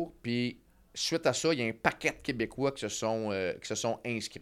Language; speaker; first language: French; native; French